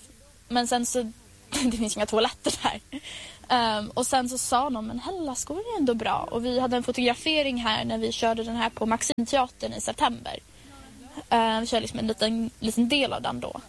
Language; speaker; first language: Swedish; native; Swedish